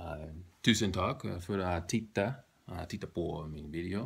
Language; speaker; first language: Swedish; non-native, learner; English